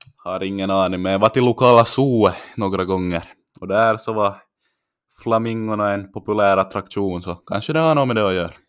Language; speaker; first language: Swedish; native; Swedish